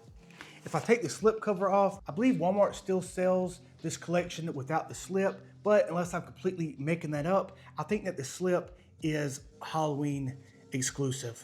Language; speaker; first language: English; native; English